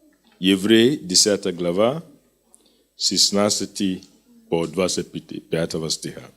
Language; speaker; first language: Russian; non-native, fluent; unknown